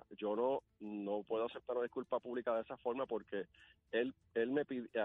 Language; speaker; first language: Spanish; native; Spanish